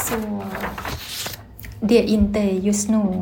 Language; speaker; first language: Swedish; non-native, learner; Thai